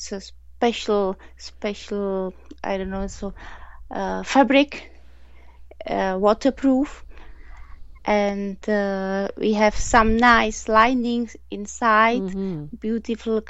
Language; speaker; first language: English; non-native, learner; Czech